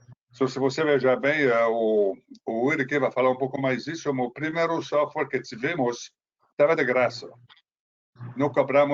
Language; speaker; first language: Portuguese; non-native, fluent; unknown